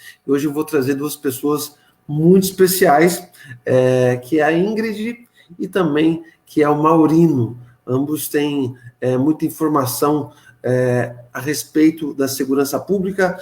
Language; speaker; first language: Portuguese; native; Portuguese